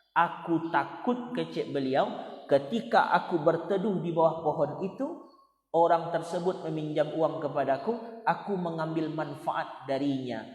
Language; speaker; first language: Malay; non-native, local second language; Minangkabau